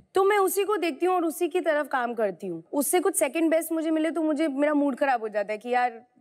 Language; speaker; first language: Hindi; native; Hindi